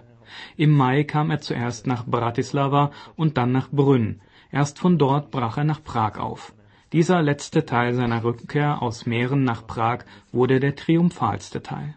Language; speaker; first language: German; native; German